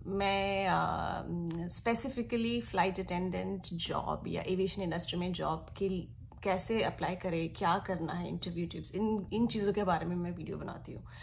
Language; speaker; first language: Hindi; non-native, local second language; Bangla